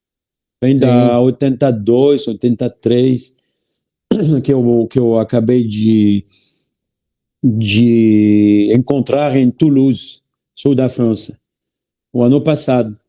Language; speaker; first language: Portuguese; non-native, learner; French